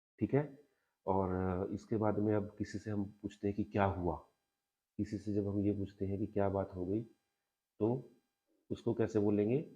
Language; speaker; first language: Hindi; native; Hindi